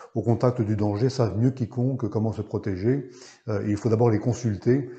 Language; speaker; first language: French; native; French